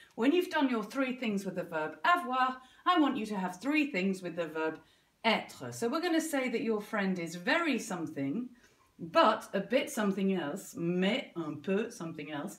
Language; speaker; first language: English; native; English